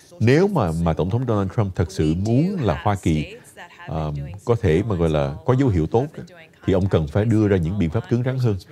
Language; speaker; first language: Vietnamese; early bilingual, heritage; Vietnamese